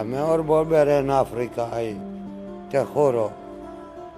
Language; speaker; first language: Spanish; non-native, learner; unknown